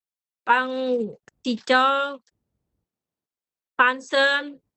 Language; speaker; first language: Cantonese; non-native, learner; Indonesian